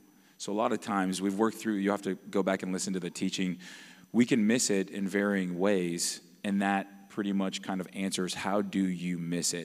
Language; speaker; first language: English; native; English